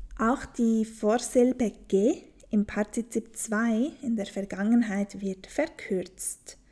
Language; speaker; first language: German; native; German